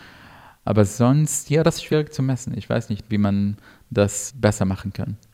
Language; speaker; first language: German; non-native, fluent; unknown